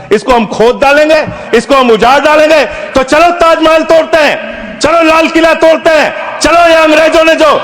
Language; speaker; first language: Hindi; native; Hindi